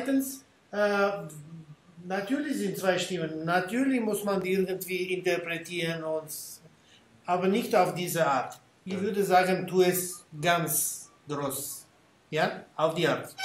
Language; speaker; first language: German; non-native, fluent; Armenian